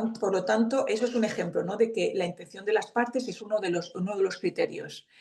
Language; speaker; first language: Spanish; native; Spanish